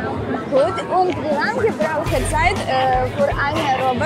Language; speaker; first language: German; non-native, learner; Russian